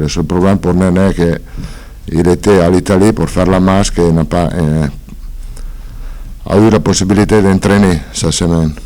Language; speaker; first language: French; non-native, fluent; Italian